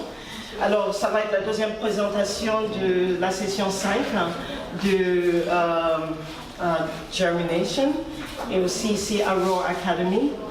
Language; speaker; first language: French; non-native, fluent; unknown